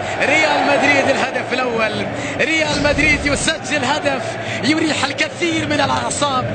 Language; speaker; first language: Arabic; native; Arabic